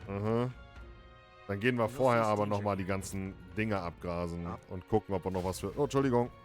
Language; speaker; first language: German; native; German